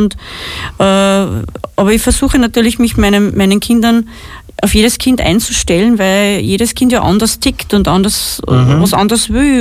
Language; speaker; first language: German; native; German